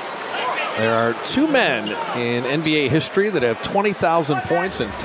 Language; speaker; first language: English; native; English